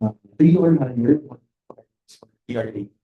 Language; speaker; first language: English; non-native, local second language; Filipino